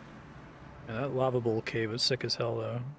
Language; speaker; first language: English; native; English